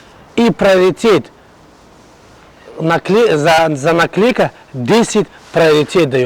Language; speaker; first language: Russian; non-native, fluent; Tajik